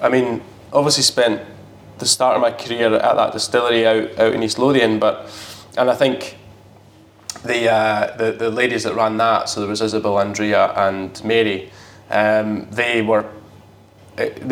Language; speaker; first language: English; native; English